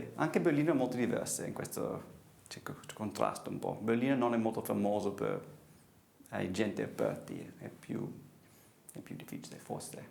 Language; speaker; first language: Italian; non-native, learner; English